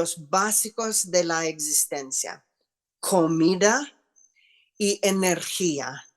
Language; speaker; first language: Spanish; non-native, fluent; English